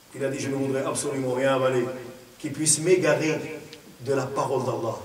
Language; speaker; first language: French; non-native, local second language; Arabic